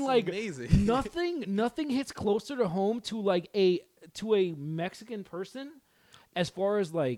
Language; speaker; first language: English; early bilingual, other home language; Spanish